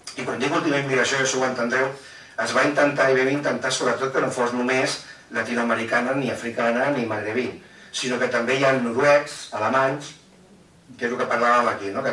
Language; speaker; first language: Catalan; non-native, local second language; Spanish